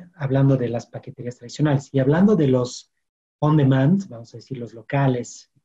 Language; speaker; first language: Spanish; non-native, fluent; French